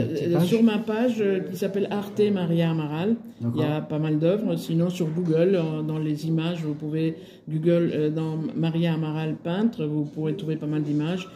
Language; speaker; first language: French; early bilingual, other home language; Spanish